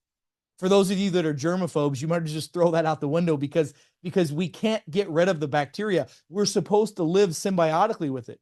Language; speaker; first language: English; native; English